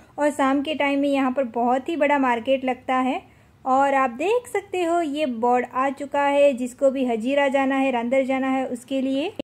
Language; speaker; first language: Hindi; non-native, local second language; Gujarati